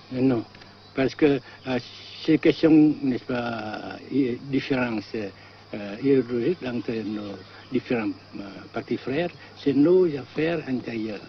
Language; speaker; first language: French; non-native, fluent; Vietnamese